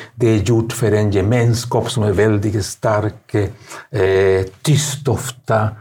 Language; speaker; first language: Swedish; non-native, fluent; Spanish